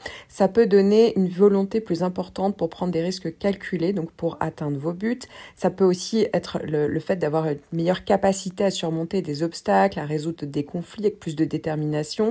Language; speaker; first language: French; native; French